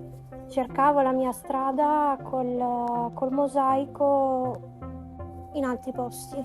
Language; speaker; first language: Italian; non-native, fluent; Macedonian